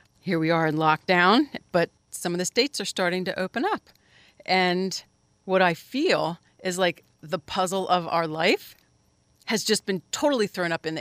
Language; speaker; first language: English; native; English